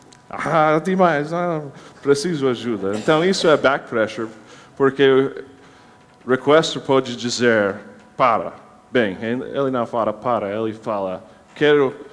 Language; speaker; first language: Portuguese; non-native, learner; English